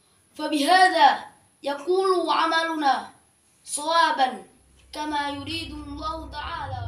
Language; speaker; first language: Arabic; non-native, learner; Indonesian